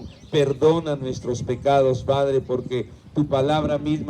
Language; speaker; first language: Spanish; native; Spanish